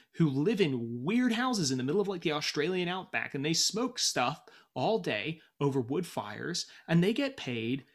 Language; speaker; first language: English; native; English